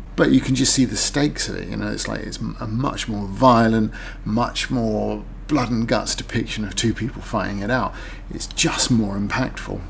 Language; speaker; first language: English; native; English